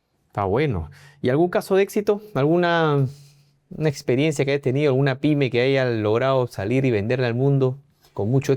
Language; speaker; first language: Spanish; native; Spanish